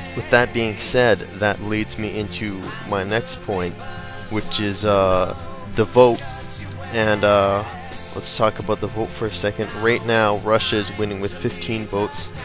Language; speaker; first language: English; native; English